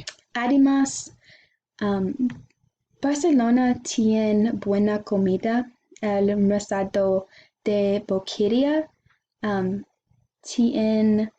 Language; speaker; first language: Spanish; non-native, learner; English